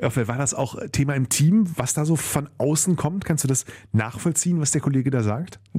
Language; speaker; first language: German; native; German